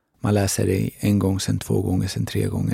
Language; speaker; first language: Swedish; early bilingual, other home language; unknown